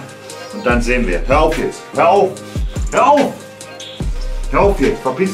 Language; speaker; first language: German; native; German